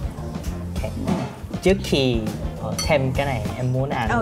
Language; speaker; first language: Vietnamese; non-native, fluent; Korean